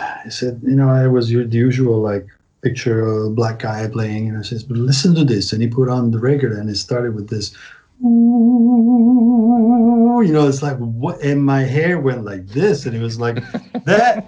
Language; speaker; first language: English; non-native, fluent; Italian